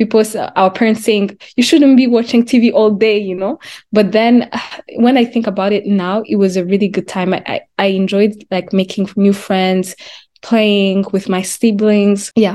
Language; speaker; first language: English; non-native, local second language; Kinyarwanda